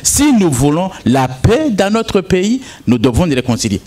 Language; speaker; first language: French; non-native, local second language; Rundi